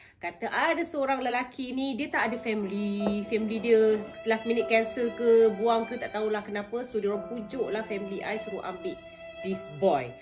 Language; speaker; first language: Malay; native; Malay